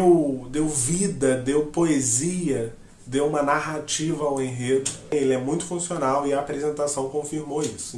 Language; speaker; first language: Portuguese; native; Portuguese